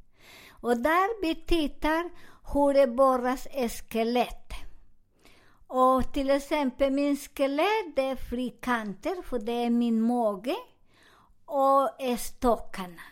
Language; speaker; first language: Swedish; non-native, learner; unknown